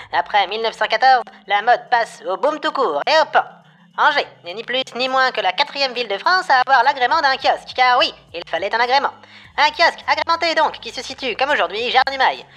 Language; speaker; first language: French; native; French